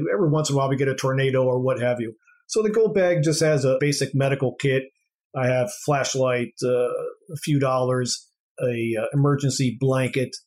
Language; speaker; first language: English; native; English